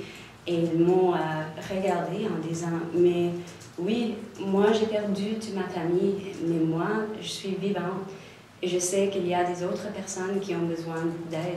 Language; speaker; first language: French; non-native, local second language; English